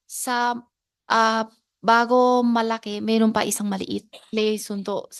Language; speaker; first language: Filipino; non-native, learner; Chinese